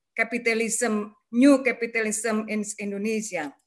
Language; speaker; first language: English; non-native, learner; Indonesian